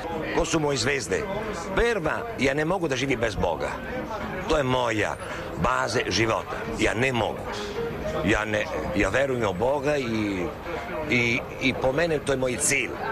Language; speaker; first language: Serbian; non-native, learner; Italian